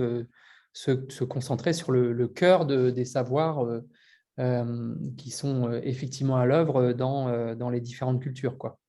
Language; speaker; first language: French; native; French